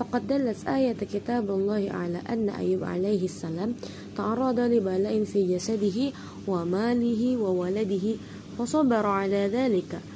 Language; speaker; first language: Arabic; non-native, learner; Indonesian